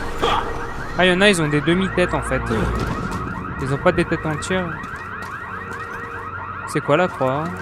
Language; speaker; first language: French; native; French